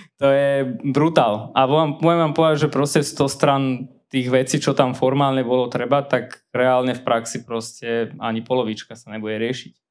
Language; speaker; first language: Slovak; non-native, fluent; Armenian